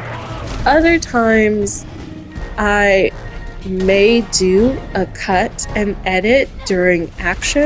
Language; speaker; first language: English; native; English